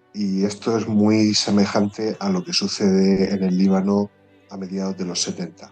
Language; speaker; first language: Spanish; native; Spanish